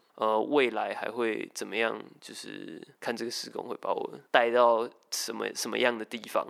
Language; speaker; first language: Chinese; native; Chinese